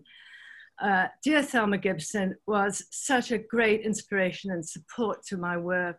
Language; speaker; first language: English; native; English